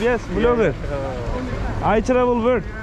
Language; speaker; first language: English; non-native, learner; Turkish